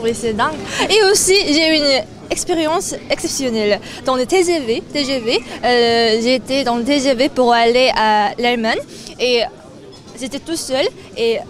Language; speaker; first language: French; non-native, learner; Korean